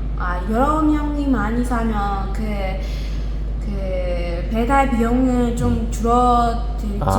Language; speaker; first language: Korean; non-native, learner; Burmese